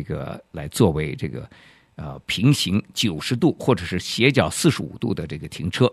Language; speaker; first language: Chinese; native; Chinese